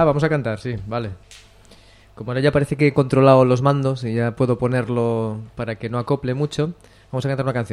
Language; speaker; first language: Spanish; native; Spanish